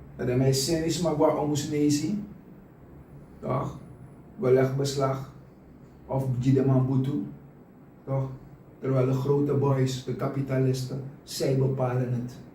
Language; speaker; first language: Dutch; native; Dutch